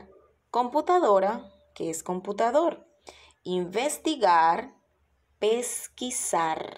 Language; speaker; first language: Spanish; non-native, fluent; Portuguese